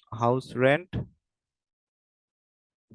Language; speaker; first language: English; non-native, learner; Bangla